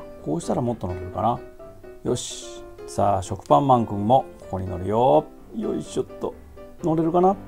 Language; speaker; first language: Japanese; native; Japanese